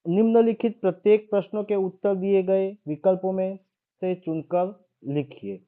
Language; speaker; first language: Hindi; non-native, local second language; Gujarati